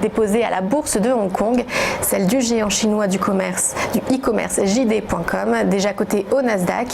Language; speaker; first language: French; native; French